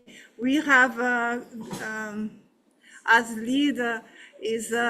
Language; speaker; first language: English; non-native, learner; Portuguese